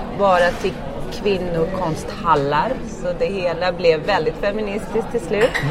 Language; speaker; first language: Swedish; early bilingual, heritage; Swedish